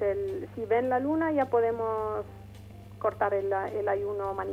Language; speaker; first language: Spanish; non-native, fluent; Arabic